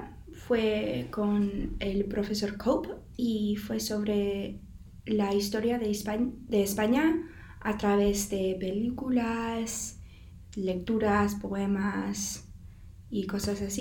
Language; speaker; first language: Spanish; non-native, fluent; English